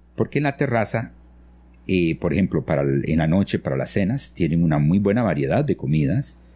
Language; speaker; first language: Spanish; native; Spanish